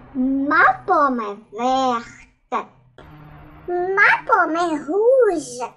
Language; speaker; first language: French; non-native, learner; Russian